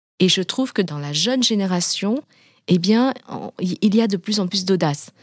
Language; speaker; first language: French; early bilingual, other home language; Vietnamese